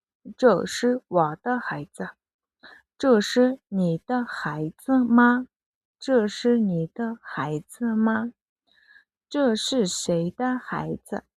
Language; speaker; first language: Chinese; non-native, fluent; Mongolian